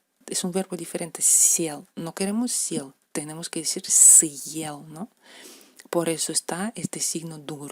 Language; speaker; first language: Spanish; non-native, fluent; Russian